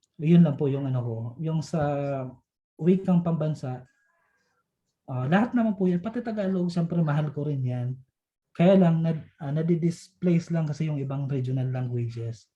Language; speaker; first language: Filipino; non-native, local second language; Bikol